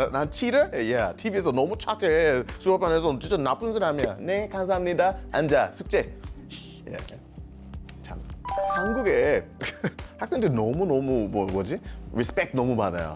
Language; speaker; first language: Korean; non-native, learner; English